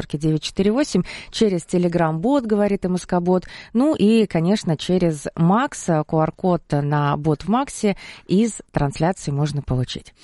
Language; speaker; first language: Russian; native; Russian